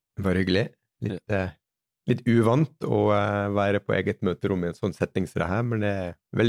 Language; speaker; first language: Norwegian; native; Norwegian